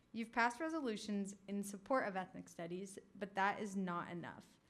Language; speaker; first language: English; early bilingual, other home language; Urdu